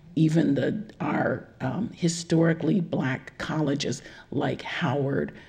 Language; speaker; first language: English; native; English